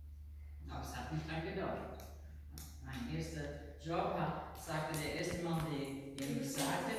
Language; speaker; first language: German; non-native, learner; Dutch